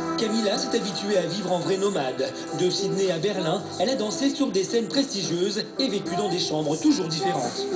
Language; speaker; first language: French; native; French